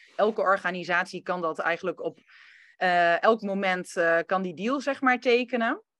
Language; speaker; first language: Dutch; early bilingual, other home language; Romanian